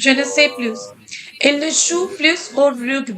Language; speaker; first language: French; non-native, fluent; Hindi